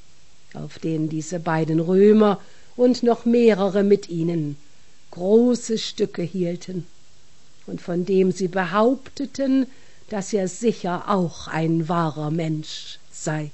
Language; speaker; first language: German; native; German